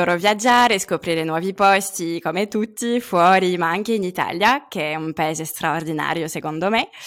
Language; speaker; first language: Italian; non-native, fluent; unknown